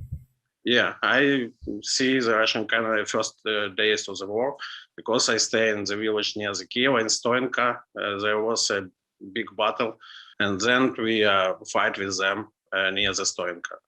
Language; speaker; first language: English; non-native, learner; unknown